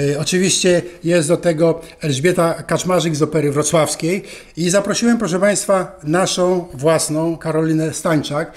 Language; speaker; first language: Polish; native; Polish